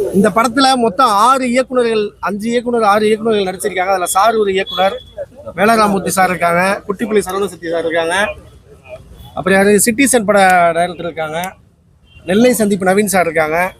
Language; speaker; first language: Tamil; native; Tamil